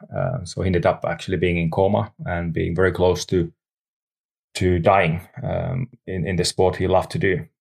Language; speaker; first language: English; non-native, fluent; Finnish